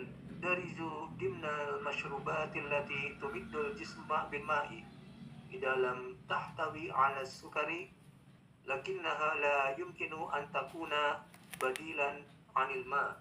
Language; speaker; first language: Arabic; non-native, learner; Indonesian